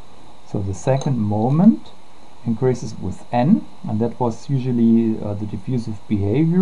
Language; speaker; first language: English; non-native, fluent; German